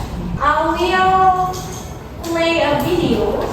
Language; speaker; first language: English; non-native, fluent; Indonesian